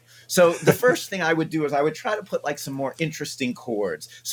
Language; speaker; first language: English; native; English